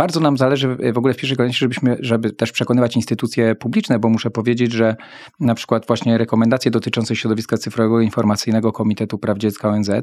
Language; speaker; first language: Polish; native; Polish